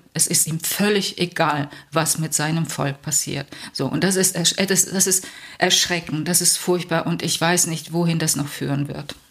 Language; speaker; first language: German; early bilingual, heritage; Plautdietsch